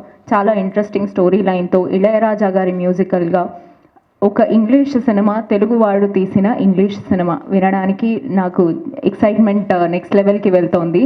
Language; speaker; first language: Telugu; native; Telugu